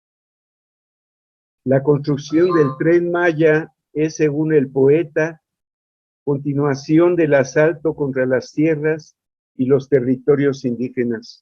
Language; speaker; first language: Spanish; native; Spanish